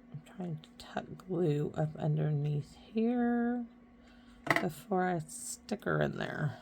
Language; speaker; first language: English; native; English